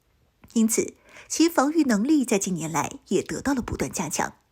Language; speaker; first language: Chinese; native; Chinese